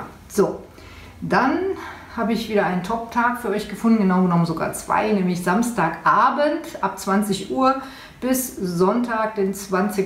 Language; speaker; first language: German; native; German